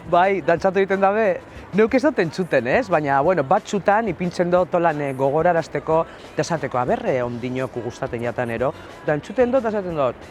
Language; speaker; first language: Basque; non-native, learner; Spanish